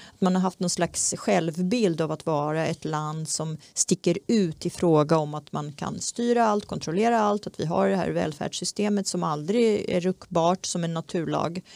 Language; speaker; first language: Swedish; early bilingual, other home language; Czech